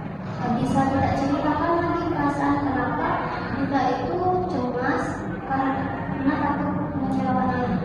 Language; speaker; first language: Indonesian; native; Indonesian